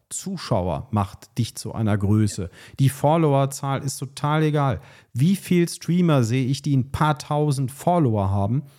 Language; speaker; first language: German; native; German